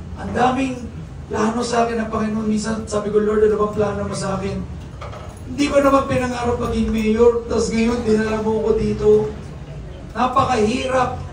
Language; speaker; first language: Filipino; native; Filipino